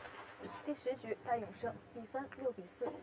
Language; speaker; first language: Chinese; native; Chinese